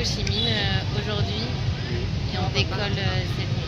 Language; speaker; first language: French; native; French